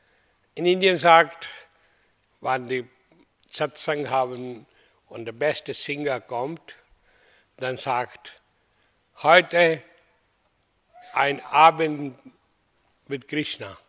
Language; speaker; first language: German; non-native, learner; Hindi